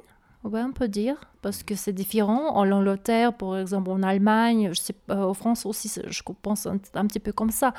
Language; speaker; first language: French; non-native, learner; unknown